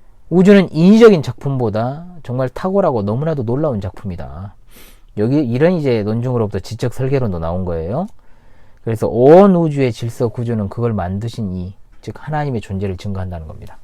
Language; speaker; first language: Korean; native; Korean